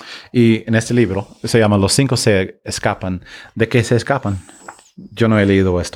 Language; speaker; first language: Spanish; non-native, fluent; English